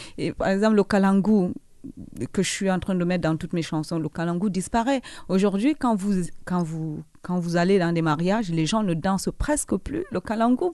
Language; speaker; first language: French; non-native, local second language; Fula